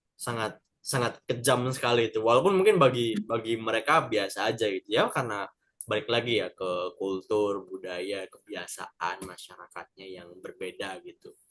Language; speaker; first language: Indonesian; non-native, local second language; Sundanese